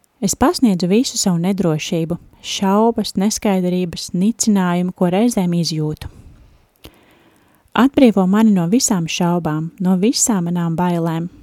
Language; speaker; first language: Latvian; native; Latvian